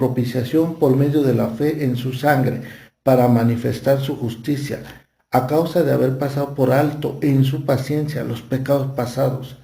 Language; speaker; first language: Spanish; native; Spanish